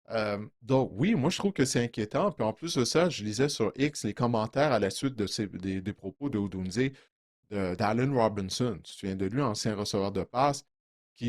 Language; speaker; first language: French; native; French